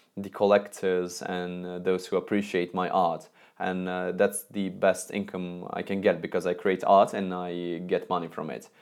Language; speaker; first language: English; non-native, fluent; Russian